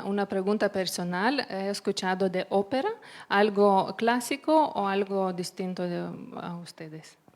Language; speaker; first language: Spanish; non-native, learner; Lithuanian